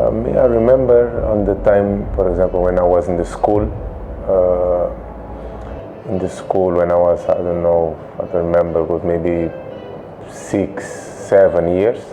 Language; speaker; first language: English; non-native, local second language; Kabuverdianu